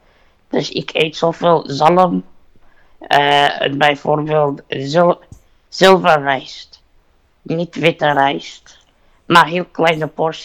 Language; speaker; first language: Dutch; non-native, learner; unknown